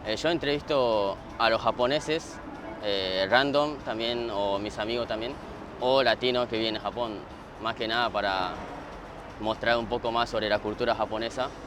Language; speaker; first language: Spanish; early bilingual, other home language; Japanese